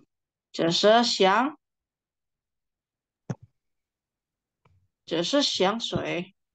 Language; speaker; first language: Chinese; non-native, fluent; Indonesian